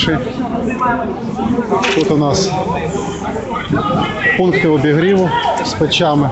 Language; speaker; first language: Ukrainian; native; Ukrainian